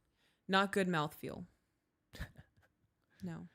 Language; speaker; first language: English; native; English